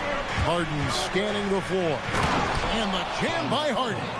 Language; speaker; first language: English; native; English